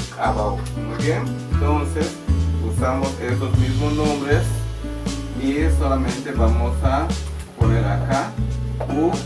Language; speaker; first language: Spanish; non-native, local second language; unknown